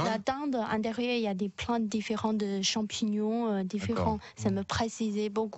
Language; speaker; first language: French; non-native, learner; Chinese